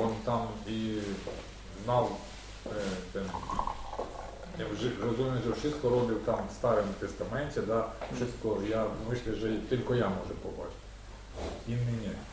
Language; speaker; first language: Polish; non-native, learner; Russian